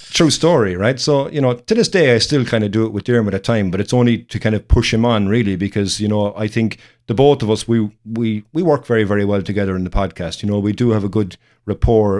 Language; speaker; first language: English; native; English